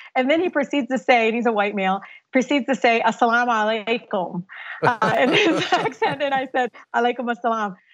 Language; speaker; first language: English; native; English